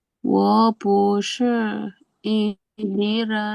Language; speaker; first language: Chinese; non-native, learner; Indonesian